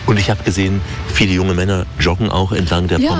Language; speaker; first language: German; native; German